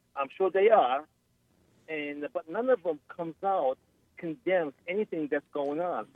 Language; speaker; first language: English; non-native, fluent; Arabic